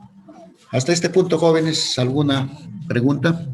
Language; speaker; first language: Spanish; native; Spanish